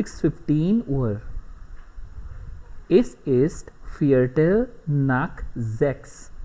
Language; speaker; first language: German; non-native, fluent; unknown